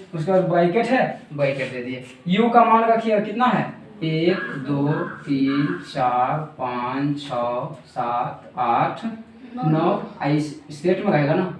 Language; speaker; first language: Hindi; native; Hindi